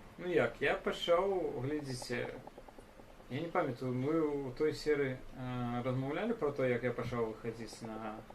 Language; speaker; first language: Belarusian; non-native, local second language; Russian